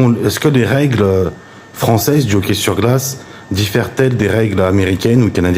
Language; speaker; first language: French; native; French